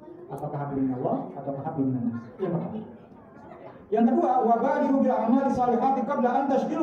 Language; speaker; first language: Indonesian; native; Indonesian